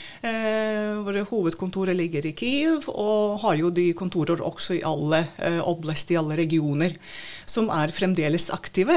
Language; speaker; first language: Norwegian; non-native, fluent; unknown